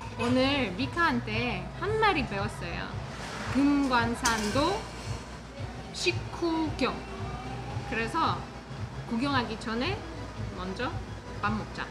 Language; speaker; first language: Korean; non-native, fluent; Russian